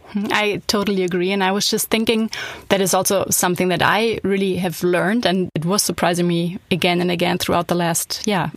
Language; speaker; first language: English; non-native, fluent; German